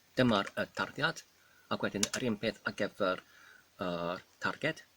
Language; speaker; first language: Welsh; non-native, learner; Polish